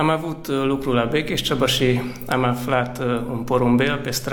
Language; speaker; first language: Romanian; early bilingual, heritage; Romanian